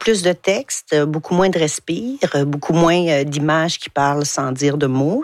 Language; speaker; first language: French; native; French